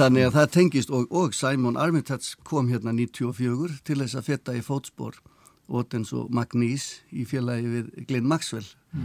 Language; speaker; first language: Icelandic; native; Icelandic